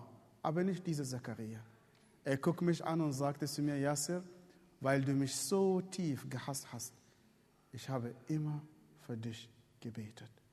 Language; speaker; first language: German; non-native, fluent; Arabic